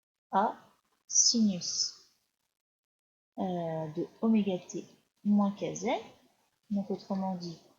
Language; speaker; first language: French; native; French